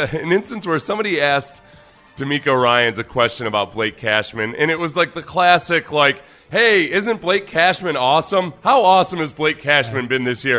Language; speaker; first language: English; native; English